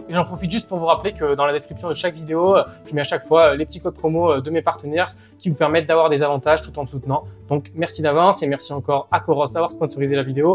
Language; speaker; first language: French; native; French